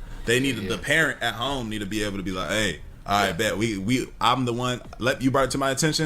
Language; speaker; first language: English; native; English